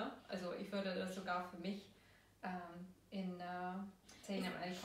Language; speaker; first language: German; non-native, fluent; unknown